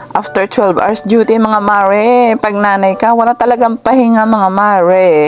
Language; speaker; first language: Filipino; non-native, local second language; Iloko